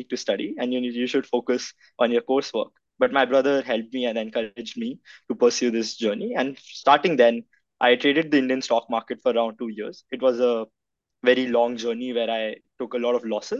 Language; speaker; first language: English; non-native, local second language; Hindi